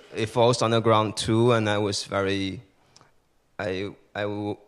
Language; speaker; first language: English; early bilingual, other home language; Chinese